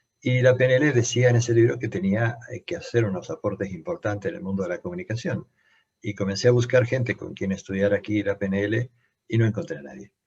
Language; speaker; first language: Spanish; native; Spanish